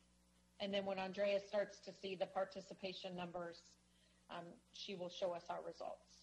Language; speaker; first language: English; native; English